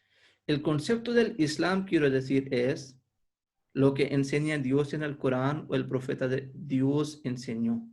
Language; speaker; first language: Spanish; non-native, fluent; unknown